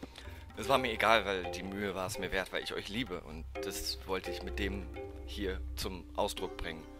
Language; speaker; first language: German; native; German